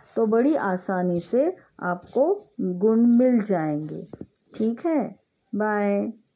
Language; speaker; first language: Hindi; non-native, local second language; Marathi